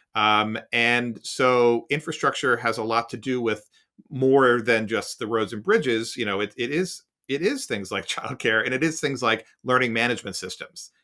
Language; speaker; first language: English; native; English